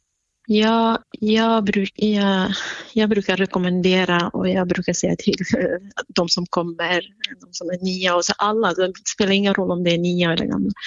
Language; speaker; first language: Swedish; non-native, fluent; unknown